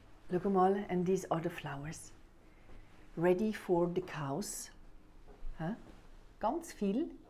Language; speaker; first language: English; non-native, fluent; Swiss German